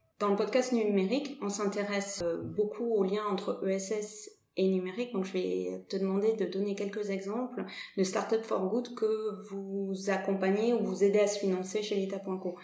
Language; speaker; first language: French; native; French